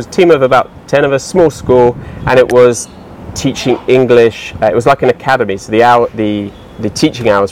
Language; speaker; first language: English; native; English